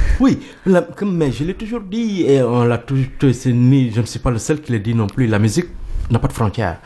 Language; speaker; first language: French; non-native, local second language; Mandingo